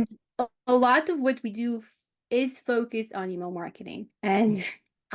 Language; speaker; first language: English; non-native, fluent; Romanian